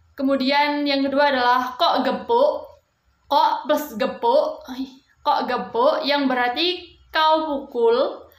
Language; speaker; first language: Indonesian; non-native, local second language; Javanese